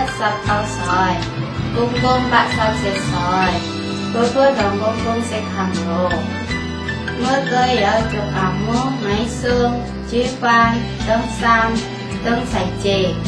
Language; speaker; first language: Cantonese; non-native, learner; Indonesian